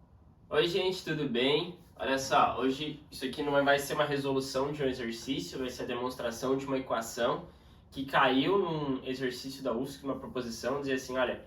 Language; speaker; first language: Portuguese; native; Portuguese